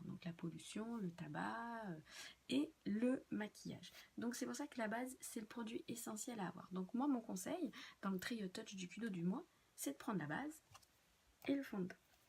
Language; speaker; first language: French; native; French